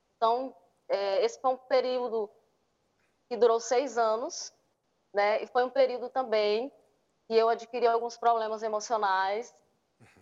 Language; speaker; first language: Portuguese; native; Portuguese